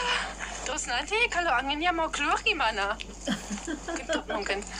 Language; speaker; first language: Indonesian; non-native, fluent; German